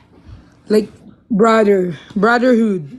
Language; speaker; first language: English; non-native, learner; Filipino